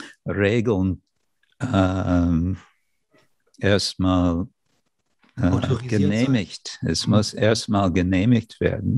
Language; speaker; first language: German; non-native, fluent; English